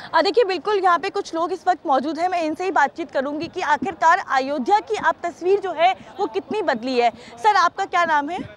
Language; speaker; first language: Hindi; native; Hindi